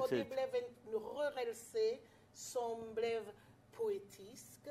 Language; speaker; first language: Swedish; non-native, fluent; French